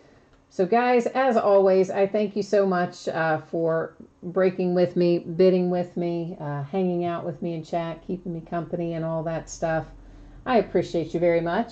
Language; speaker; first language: English; native; English